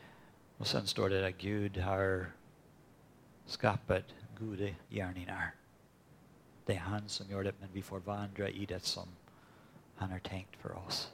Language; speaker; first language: Swedish; non-native, fluent; English